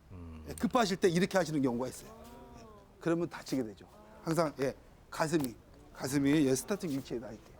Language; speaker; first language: Korean; native; Korean